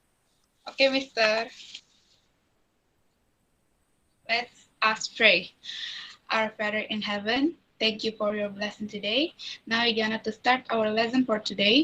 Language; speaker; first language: English; non-native, learner; Indonesian